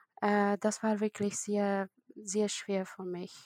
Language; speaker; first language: German; non-native, learner; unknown